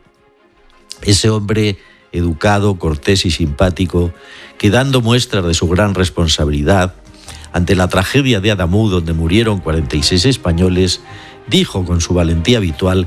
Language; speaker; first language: Spanish; native; Spanish